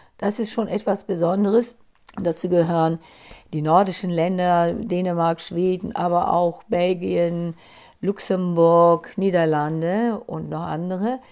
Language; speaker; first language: German; native; German